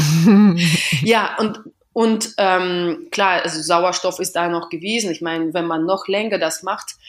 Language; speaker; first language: German; non-native, fluent; Russian